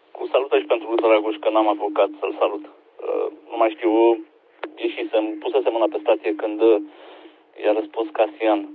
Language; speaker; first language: Romanian; native; Romanian